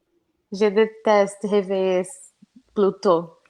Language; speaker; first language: French; non-native, learner; Portuguese